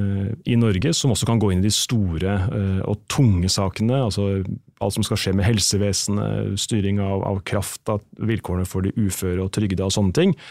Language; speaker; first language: Norwegian; native; Norwegian